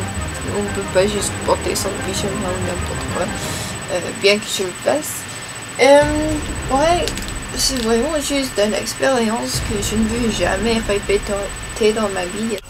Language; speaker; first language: French; non-native, learner; English